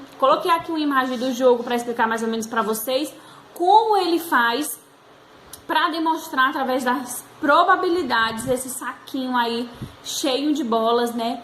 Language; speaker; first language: Portuguese; native; Portuguese